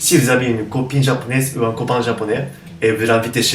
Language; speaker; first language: French; non-native, learner; Japanese